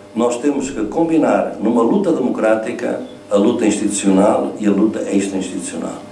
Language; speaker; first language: Portuguese; native; Portuguese